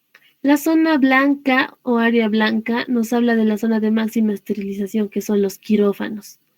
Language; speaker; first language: Spanish; native; Spanish